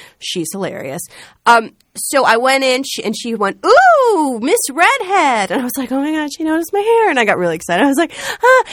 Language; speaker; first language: English; native; English